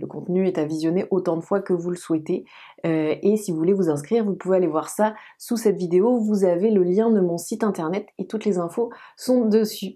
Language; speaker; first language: French; native; French